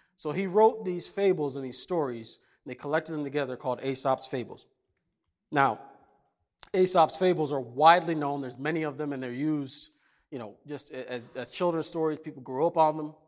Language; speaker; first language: English; early bilingual, other home language; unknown